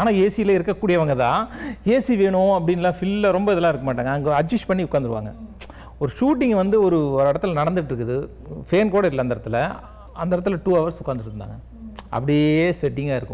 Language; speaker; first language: Tamil; native; Tamil